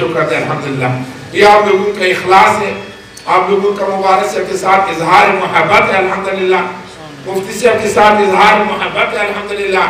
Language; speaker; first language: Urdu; non-native, fluent; Pashto